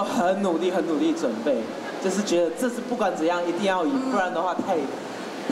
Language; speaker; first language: Chinese; native; Chinese